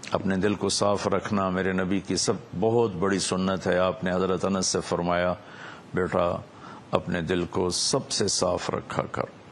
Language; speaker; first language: Urdu; non-native, local second language; Punjabi